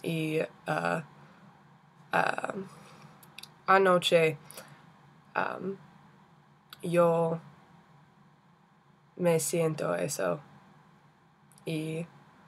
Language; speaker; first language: Spanish; non-native, learner; English